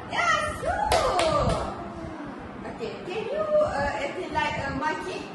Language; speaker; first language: English; non-native, learner; Malay